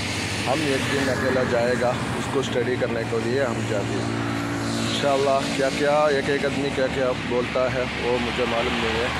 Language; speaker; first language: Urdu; non-native, learner; Malayalam